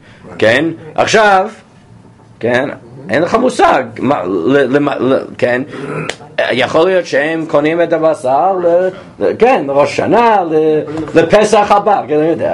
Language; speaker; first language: Hebrew; non-native, fluent; English